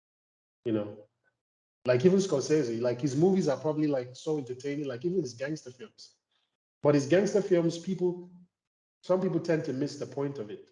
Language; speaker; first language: English; non-native, local second language; Igbo